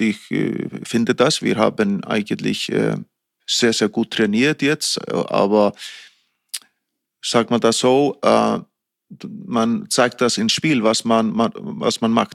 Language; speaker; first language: German; non-native, fluent; Icelandic